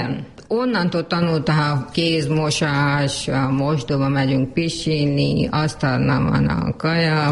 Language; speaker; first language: Hungarian; non-native, learner; Urdu